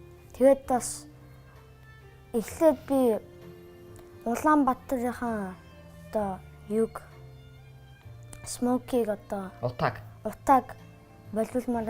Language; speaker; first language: Mongolian; early bilingual, heritage; Mongolian